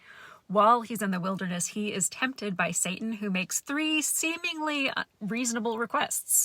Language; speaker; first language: English; native; English